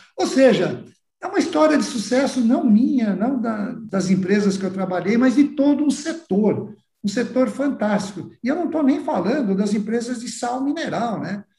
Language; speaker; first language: Portuguese; early bilingual, other home language; Italian